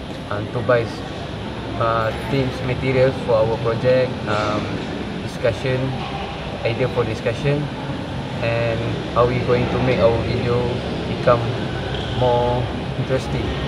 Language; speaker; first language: English; non-native, local second language; Malay